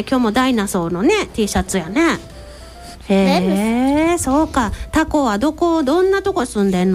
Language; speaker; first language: Japanese; native; Japanese